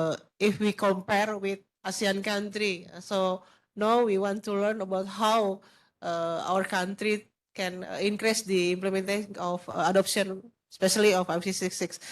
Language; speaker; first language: English; non-native, learner; Indonesian